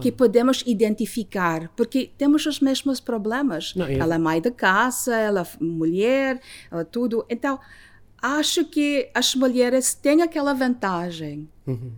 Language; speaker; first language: Portuguese; non-native, learner; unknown